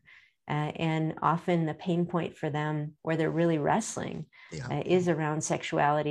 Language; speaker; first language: English; native; English